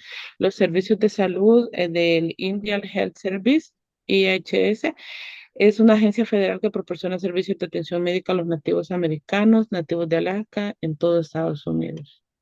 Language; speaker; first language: Spanish; native; Spanish